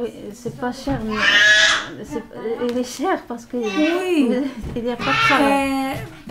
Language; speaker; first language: French; non-native, learner; Arabic